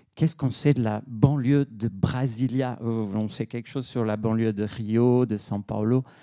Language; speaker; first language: French; non-native, fluent; Portuguese